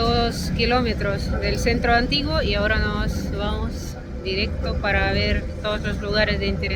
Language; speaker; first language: Spanish; non-native, fluent; Russian